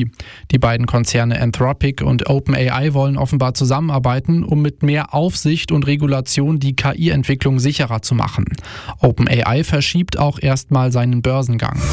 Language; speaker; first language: German; native; German